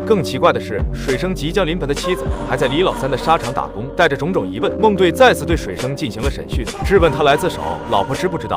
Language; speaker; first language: Chinese; native; Chinese